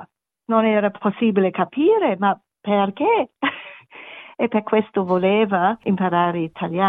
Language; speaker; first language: Italian; non-native, learner; German